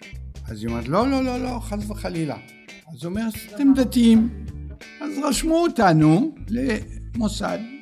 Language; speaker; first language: Hebrew; early bilingual, other home language; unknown